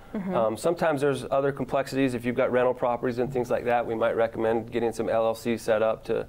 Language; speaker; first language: English; native; English